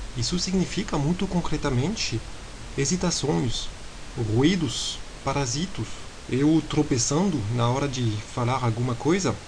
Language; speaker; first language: Portuguese; non-native, fluent; French